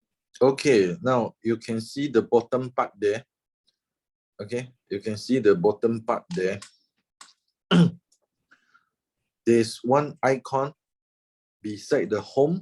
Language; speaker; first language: English; non-native, fluent; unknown